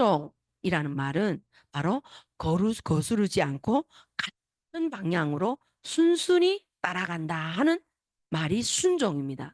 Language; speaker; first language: Korean; native; Korean